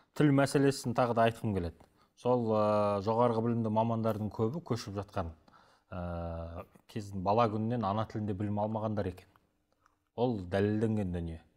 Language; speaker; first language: Kazakh; native; Kazakh